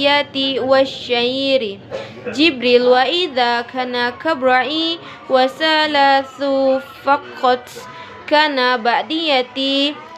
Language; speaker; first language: Arabic; non-native, learner; Indonesian